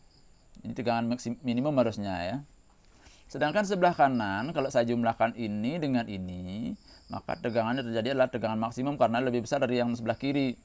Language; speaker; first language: Indonesian; native; Indonesian